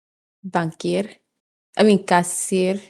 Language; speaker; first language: Russian; non-native, learner; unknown